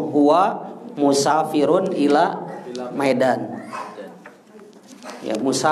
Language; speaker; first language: Arabic; non-native, fluent; Indonesian